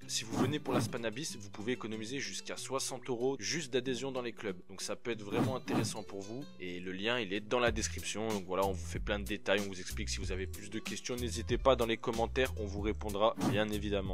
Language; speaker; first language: French; native; French